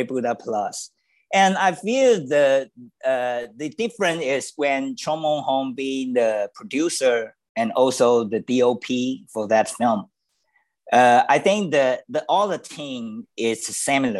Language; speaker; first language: English; non-native, learner; Chinese